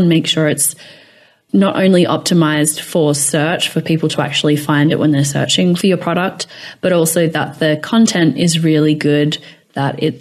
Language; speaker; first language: English; native; English